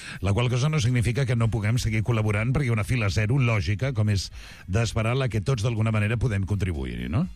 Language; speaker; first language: Catalan; native; Catalan